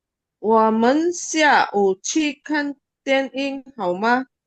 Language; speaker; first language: Chinese; non-native, learner; Indonesian